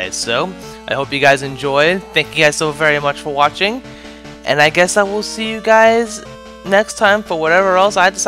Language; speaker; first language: English; native; English